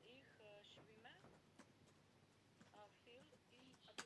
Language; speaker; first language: German; non-native, learner; Macedonian